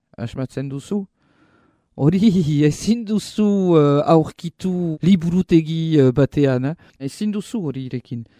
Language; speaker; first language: Basque; non-native, local second language; French